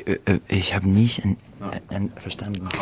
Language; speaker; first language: German; non-native, learner; English